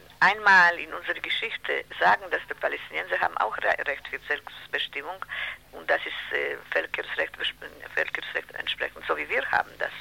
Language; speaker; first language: German; non-native, learner; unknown